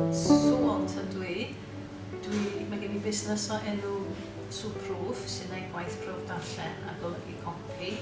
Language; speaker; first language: Welsh; non-native, local second language; English